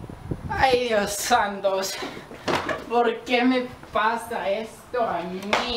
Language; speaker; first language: Spanish; non-native, learner; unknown